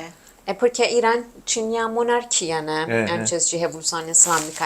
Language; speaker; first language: Portuguese; non-native, learner; Persian